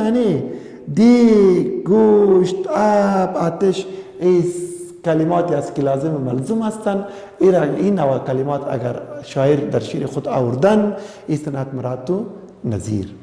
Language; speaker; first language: Persian; non-native, local second language; Pashto